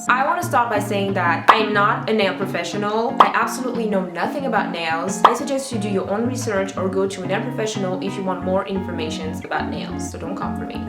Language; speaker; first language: English; non-native, fluent; French